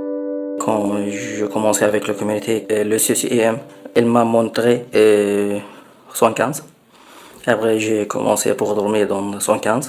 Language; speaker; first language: French; non-native, learner; Arabic